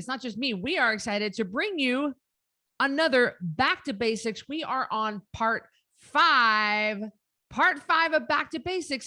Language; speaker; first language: English; native; English